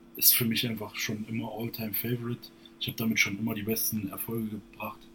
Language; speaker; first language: German; native; German